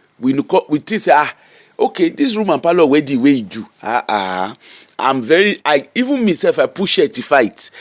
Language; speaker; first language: Nigerian Pidgin; native; Nigerian Pidgin